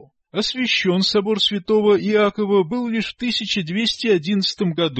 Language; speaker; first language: Russian; native; Russian